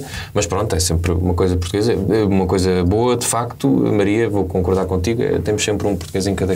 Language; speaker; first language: Portuguese; native; Portuguese